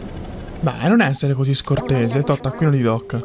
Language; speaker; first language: Italian; native; Italian